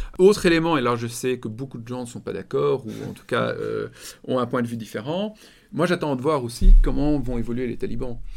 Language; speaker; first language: French; native; French